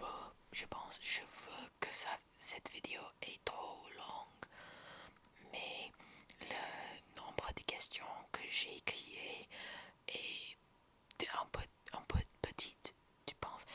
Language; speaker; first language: French; non-native, learner; English